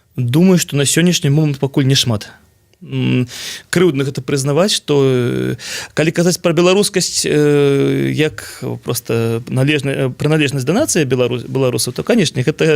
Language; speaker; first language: Belarusian; non-native, local second language; Russian